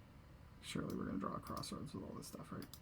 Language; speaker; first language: English; native; English